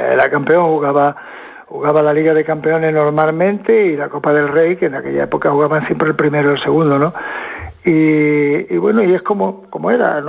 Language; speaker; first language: Spanish; native; Spanish